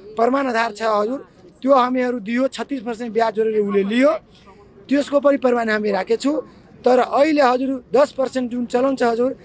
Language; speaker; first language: Nepali; non-native, local second language; Maithili